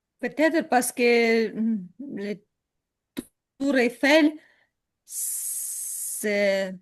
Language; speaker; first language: French; non-native, learner; Ukrainian